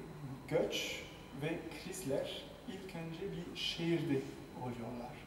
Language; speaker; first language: Turkish; non-native, fluent; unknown